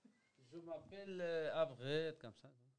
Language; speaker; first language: French; non-native, learner; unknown